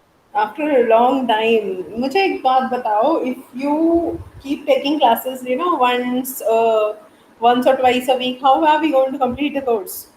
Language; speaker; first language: English; non-native, local second language; Hindi